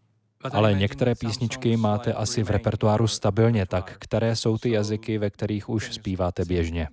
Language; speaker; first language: Czech; native; Czech